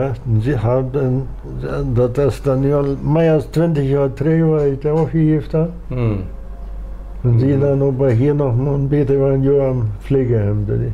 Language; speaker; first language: German; non-native, local second language; Plautdietsch